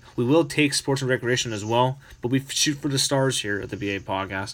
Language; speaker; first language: English; native; English